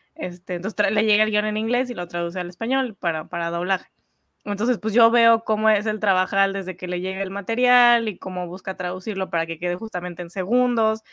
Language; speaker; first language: Spanish; native; Spanish